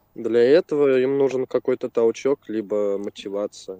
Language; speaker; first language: Russian; native; Russian